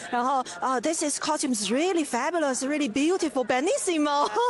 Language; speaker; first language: English; non-native, learner; Chinese